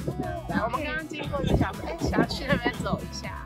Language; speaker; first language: Chinese; native; Chinese